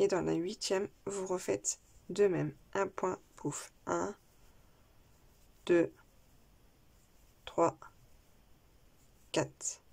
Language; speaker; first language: French; native; French